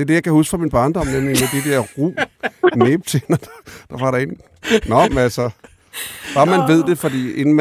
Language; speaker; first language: Danish; native; Danish